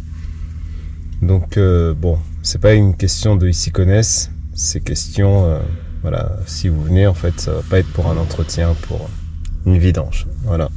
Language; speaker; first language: French; native; French